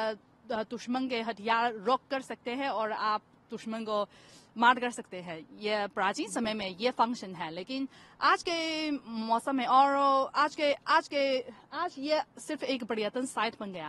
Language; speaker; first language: Hindi; non-native, fluent; Chinese